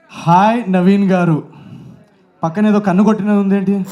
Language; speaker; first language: Telugu; native; Telugu